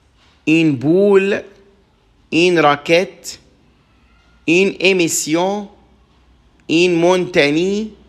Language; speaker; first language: French; non-native, fluent; Arabic